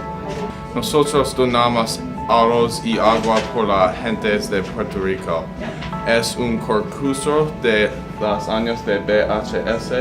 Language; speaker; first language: Spanish; non-native, learner; English